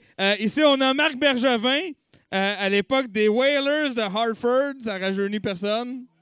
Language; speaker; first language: French; native; French